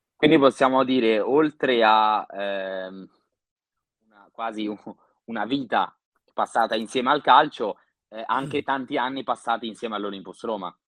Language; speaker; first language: Italian; native; Italian